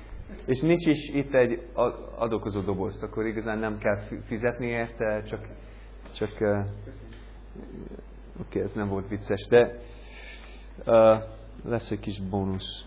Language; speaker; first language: Hungarian; non-native, learner; English